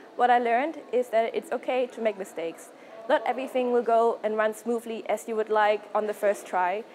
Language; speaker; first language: English; non-native, fluent; German